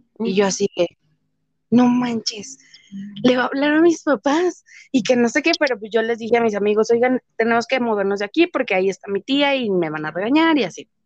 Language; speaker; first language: Spanish; native; Spanish